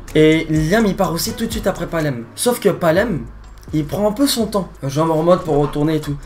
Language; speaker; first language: French; native; French